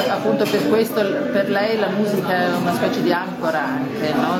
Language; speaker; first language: Italian; native; Italian